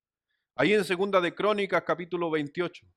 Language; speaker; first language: Spanish; native; Spanish